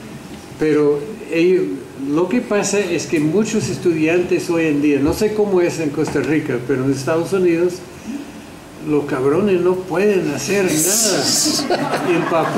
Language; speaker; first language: Spanish; non-native, fluent; English